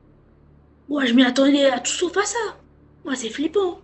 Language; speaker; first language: French; native; French